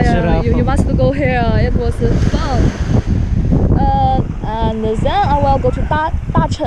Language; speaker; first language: English; non-native, learner; Chinese